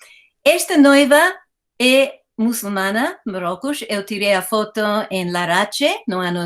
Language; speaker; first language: Portuguese; non-native, fluent; English